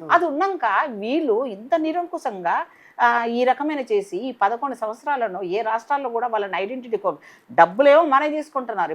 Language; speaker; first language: Telugu; native; Telugu